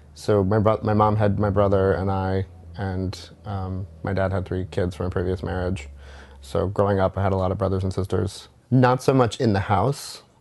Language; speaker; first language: English; native; English